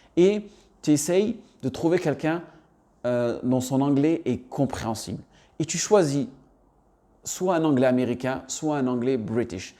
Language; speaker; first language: French; native; French